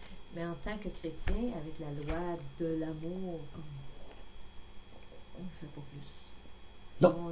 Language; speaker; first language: French; native; French